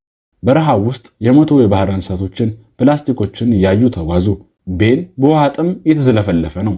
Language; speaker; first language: Amharic; native; Amharic